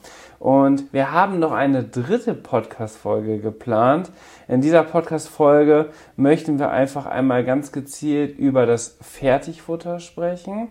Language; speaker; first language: German; native; German